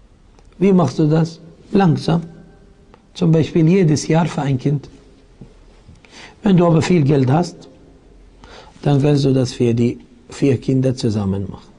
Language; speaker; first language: German; non-native, fluent; Arabic